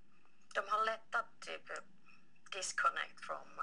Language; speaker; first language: Swedish; non-native, local second language; Finnish